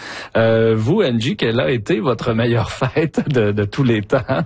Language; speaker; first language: French; native; French